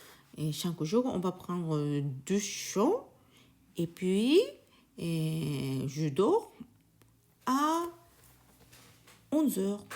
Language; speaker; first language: French; non-native, learner; Japanese